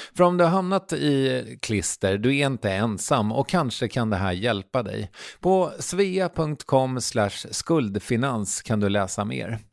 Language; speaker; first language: Swedish; native; Swedish